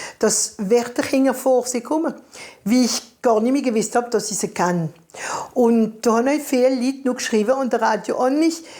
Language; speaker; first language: German; non-native, local second language; Swiss German